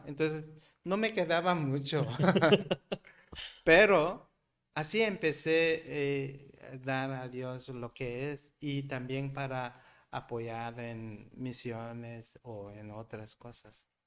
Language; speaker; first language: Spanish; non-native, learner; Korean